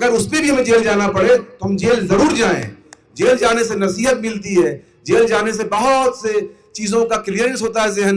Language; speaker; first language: Hindi; native; Hindi